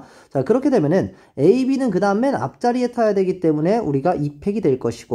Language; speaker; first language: Korean; native; Korean